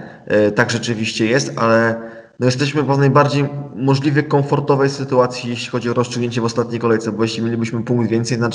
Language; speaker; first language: Polish; native; Polish